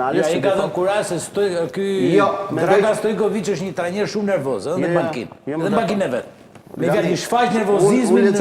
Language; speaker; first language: Albanian; native; Albanian